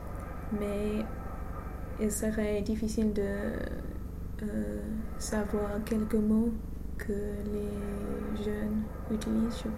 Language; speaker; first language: French; non-native, fluent; English